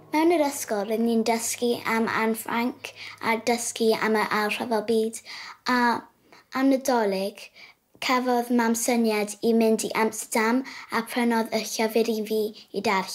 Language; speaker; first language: Welsh; non-native, local second language; English